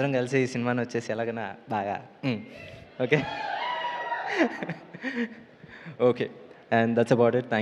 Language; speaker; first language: Telugu; native; Telugu